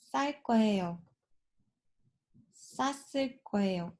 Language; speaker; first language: Korean; non-native, learner; Japanese